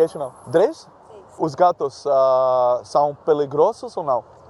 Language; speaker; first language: Portuguese; non-native, learner; Dutch